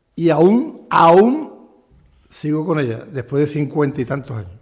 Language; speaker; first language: Spanish; native; Spanish